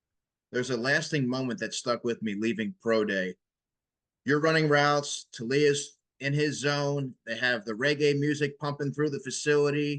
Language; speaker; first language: English; native; English